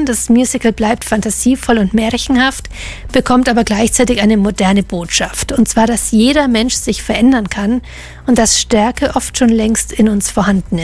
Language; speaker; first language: German; native; German